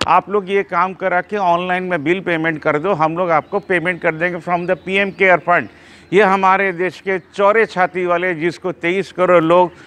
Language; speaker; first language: Hindi; non-native, local second language; Bangla